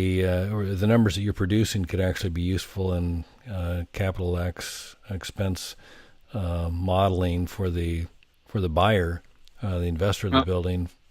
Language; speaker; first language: English; native; English